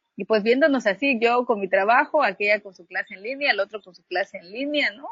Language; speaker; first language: Spanish; native; Spanish